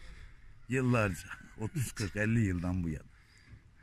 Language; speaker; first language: Turkish; native; Turkish